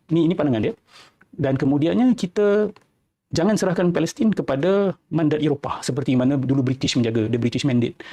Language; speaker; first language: Malay; native; Malay